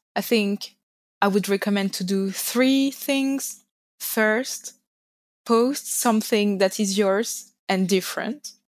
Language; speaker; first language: English; non-native, fluent; French